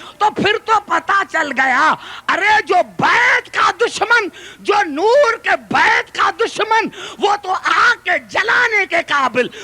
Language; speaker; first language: Urdu; non-native, local second language; Sindhi